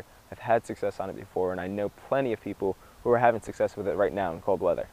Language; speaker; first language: English; native; English